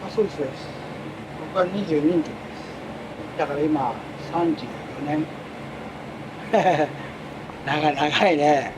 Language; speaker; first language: Japanese; native; Japanese